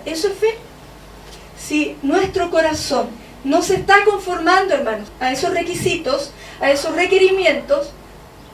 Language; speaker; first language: Spanish; native; Spanish